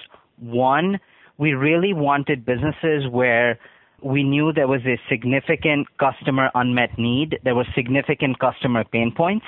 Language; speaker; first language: English; non-native, local second language; Urdu